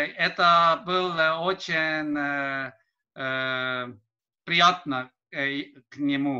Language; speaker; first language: Russian; non-native, learner; Estonian